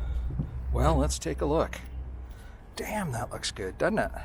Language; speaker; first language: English; native; English